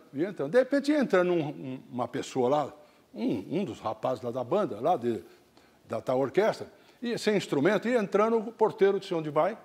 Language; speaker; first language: Portuguese; native; Portuguese